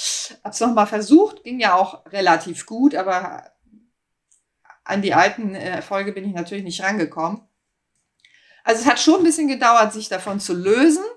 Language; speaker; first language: German; native; German